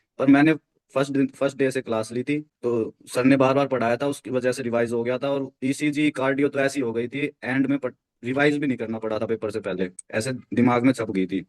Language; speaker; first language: Hindi; native; Hindi